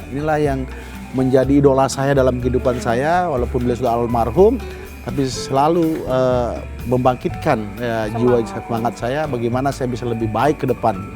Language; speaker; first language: Indonesian; non-native, local second language; Balinese